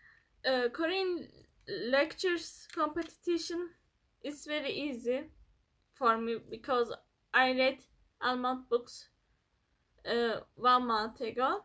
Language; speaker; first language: English; non-native, learner; Turkish